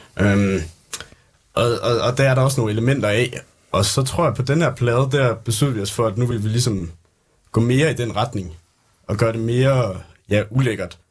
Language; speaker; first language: Danish; native; Danish